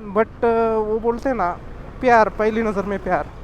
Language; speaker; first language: Hindi; non-native, local second language; Marathi